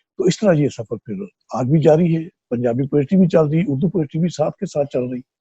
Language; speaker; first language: Urdu; non-native, local second language; Punjabi